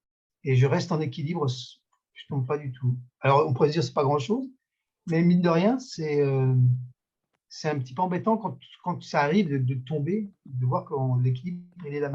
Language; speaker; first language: French; native; French